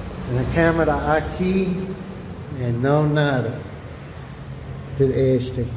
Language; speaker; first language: Spanish; non-native, learner; English